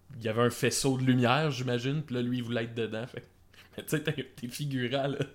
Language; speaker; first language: French; native; French